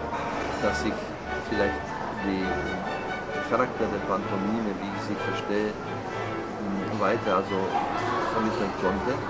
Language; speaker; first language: German; non-native, fluent; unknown